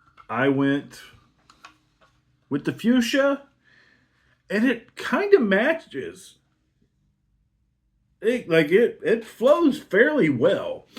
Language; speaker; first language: English; native; English